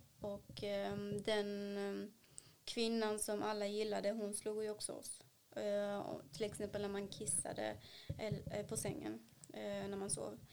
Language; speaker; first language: Swedish; early bilingual, other home language; Kannada